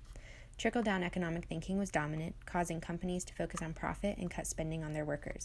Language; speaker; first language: English; native; English